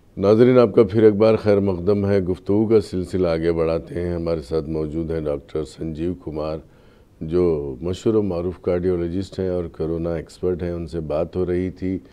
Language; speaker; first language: Urdu; native; Urdu